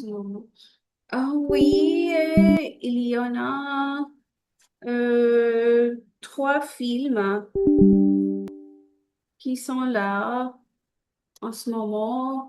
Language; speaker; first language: French; non-native, fluent; Hindi